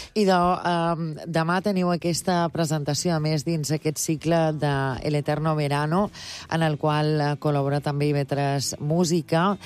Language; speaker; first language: Catalan; native; Catalan